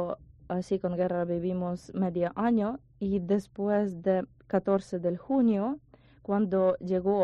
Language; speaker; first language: Spanish; non-native, learner; Ukrainian